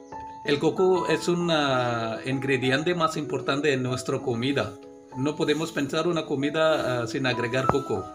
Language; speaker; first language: Spanish; non-native, learner; Malayalam